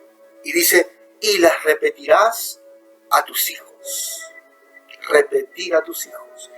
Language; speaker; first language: Spanish; native; Spanish